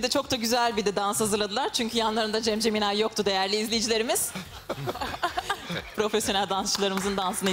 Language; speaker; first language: Turkish; native; Turkish